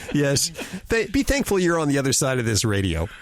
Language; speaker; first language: English; native; English